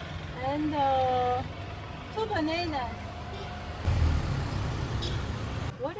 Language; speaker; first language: English; non-native, learner; Korean